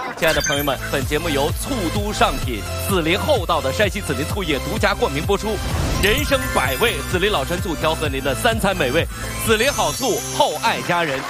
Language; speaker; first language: Chinese; native; Chinese